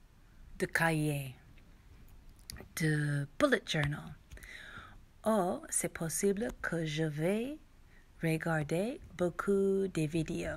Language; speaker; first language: French; non-native, learner; English